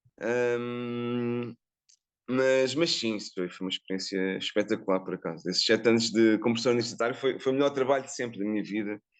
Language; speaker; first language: Portuguese; native; Portuguese